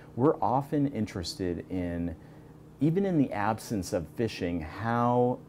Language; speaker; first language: English; native; English